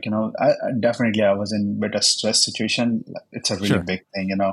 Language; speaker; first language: English; non-native, local second language; Hindi